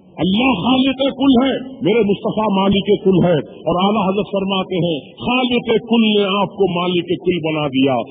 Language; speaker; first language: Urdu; native; Urdu